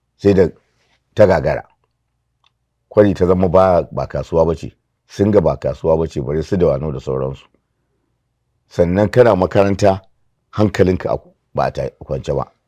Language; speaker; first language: Hausa; native; Hausa